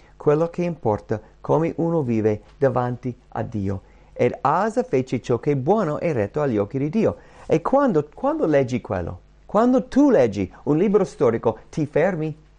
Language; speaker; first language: Italian; non-native, fluent; English